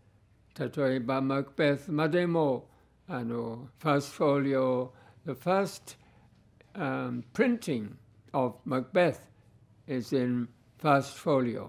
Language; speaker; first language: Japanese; non-native, fluent; English